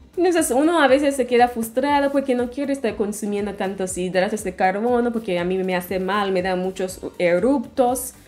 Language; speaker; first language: Spanish; non-native, fluent; English